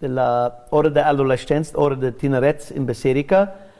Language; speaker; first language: Romanian; non-native, learner; English